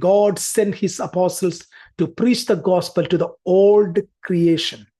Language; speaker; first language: English; non-native, local second language; Malayalam